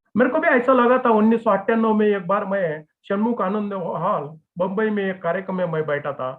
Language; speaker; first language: Hindi; non-native, local second language; Marathi